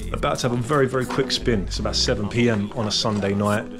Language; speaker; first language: English; native; English